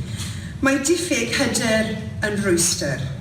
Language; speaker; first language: Welsh; non-native, local second language; English